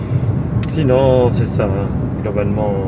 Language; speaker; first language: French; non-native, local second language; Arabic